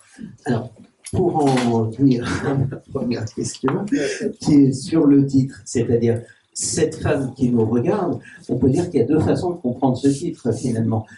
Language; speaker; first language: French; native; French